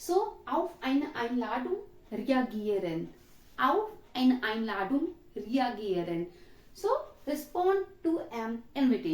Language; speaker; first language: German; non-native, learner; Hindi